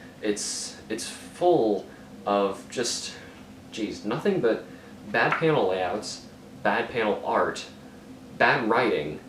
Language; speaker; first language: English; native; English